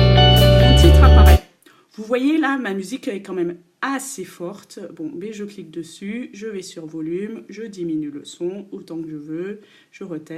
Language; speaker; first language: French; native; French